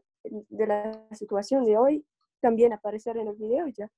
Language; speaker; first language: Spanish; non-native, learner; English